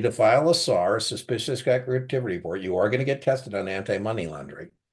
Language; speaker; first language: English; native; English